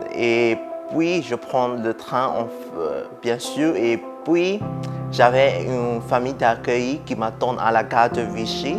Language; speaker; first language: French; non-native, fluent; Burmese